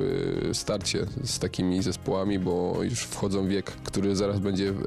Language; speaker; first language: Polish; native; Polish